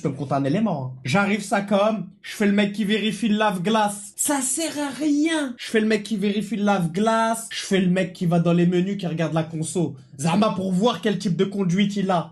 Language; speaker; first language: French; native; French